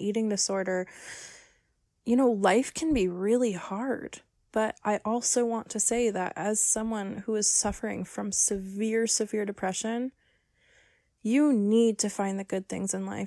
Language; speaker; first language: English; native; English